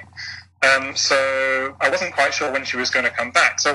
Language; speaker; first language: English; native; English